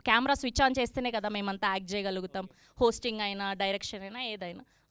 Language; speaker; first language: Telugu; native; Telugu